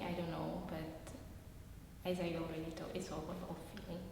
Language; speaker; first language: English; non-native, fluent; Russian